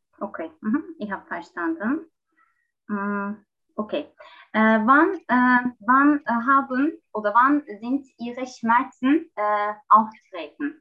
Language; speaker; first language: German; non-native, learner; Turkish